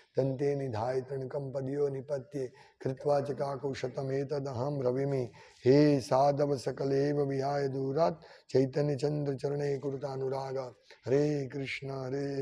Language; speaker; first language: Hindi; non-native, local second language; Gujarati